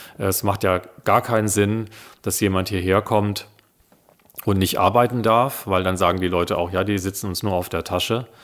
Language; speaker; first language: German; early bilingual, other home language; Italian